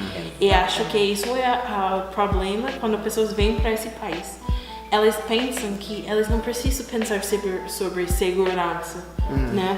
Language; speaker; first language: Portuguese; non-native, fluent; English